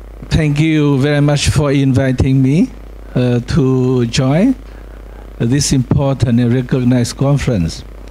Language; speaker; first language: English; non-native, fluent; Vietnamese